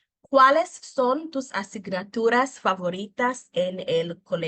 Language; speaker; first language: Spanish; non-native, fluent; English